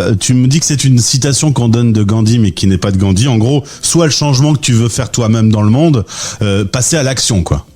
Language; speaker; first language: French; native; French